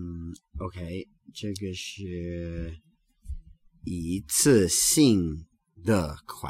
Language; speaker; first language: Chinese; non-native, learner; English